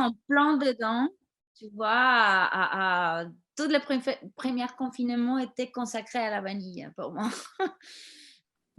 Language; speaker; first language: French; non-native, fluent; Spanish